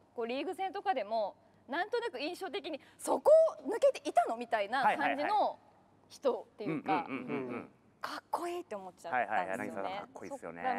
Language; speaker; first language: Japanese; native; Japanese